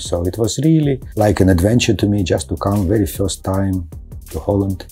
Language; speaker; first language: English; non-native, fluent; Russian